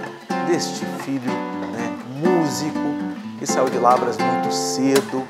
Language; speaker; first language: Portuguese; native; Portuguese